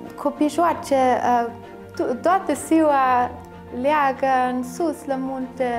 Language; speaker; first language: Romanian; non-native, learner; German